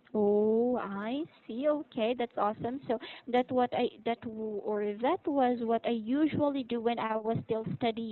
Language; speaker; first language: English; non-native, local second language; Filipino